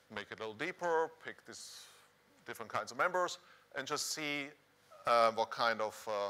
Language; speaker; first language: English; non-native, fluent; Swiss German